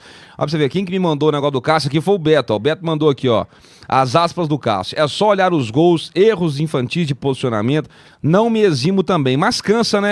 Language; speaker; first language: Portuguese; native; Portuguese